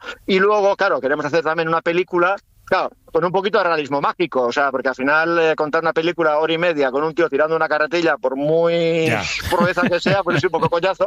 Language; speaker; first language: Spanish; native; Spanish